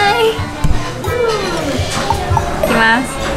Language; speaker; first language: Japanese; early bilingual, heritage; Chinese